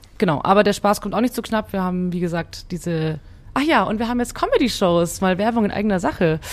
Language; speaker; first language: German; early bilingual, other home language; Hungarian